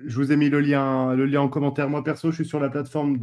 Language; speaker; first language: French; native; French